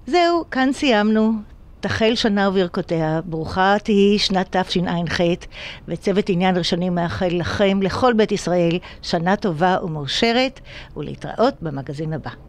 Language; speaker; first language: Hebrew; native; Hebrew